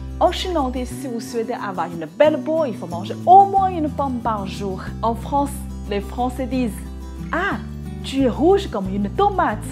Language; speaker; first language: French; non-native, fluent; Chinese